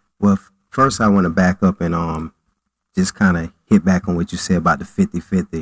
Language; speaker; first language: English; native; English